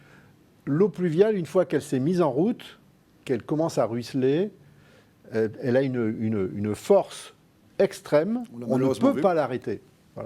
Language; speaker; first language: French; native; French